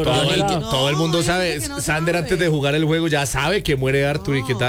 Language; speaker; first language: Spanish; native; Spanish